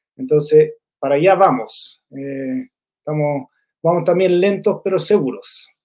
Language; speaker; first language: Spanish; non-native, fluent; English